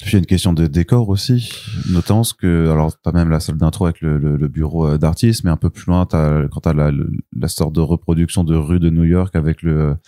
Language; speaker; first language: French; native; French